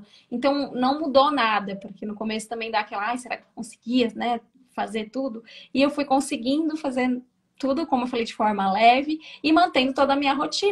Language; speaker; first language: Portuguese; native; Portuguese